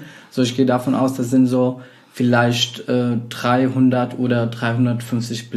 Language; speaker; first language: German; non-native, fluent; Arabic